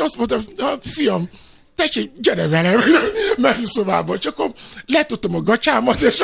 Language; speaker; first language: Hungarian; non-native, fluent; Yoruba